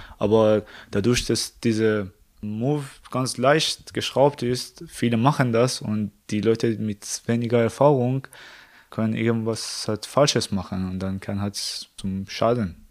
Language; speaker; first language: German; non-native, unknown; Persian